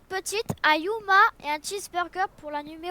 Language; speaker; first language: French; native; French